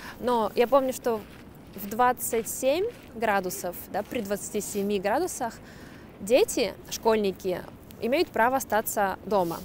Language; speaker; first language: Russian; native; Russian